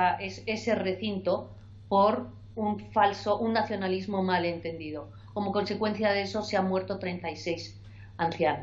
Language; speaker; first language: Spanish; native; Spanish